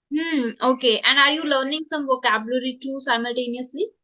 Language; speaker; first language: English; non-native, local second language; Hindi